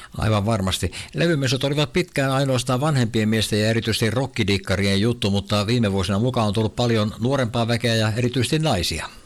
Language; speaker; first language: Finnish; native; Finnish